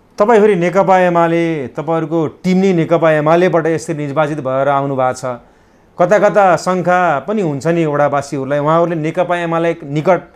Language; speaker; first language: Nepali; native; Nepali